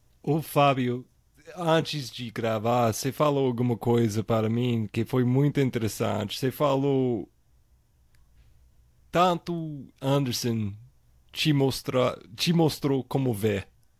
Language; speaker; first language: Portuguese; non-native, fluent; English